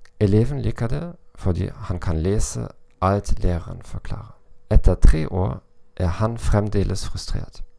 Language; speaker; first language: Norwegian; non-native, learner; German